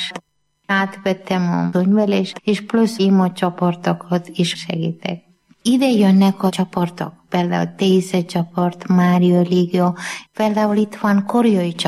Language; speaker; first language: Hungarian; non-native, learner; Malayalam